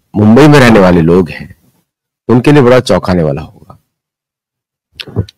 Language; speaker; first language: Hindi; early bilingual, other home language; Marathi